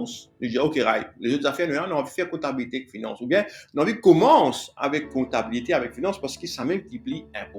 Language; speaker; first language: French; non-native, local second language; Morisyen